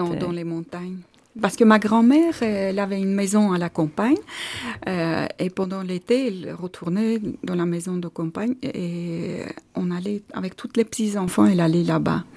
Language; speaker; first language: French; non-native, fluent; Armenian